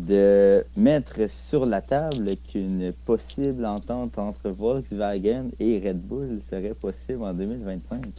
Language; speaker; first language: French; native; French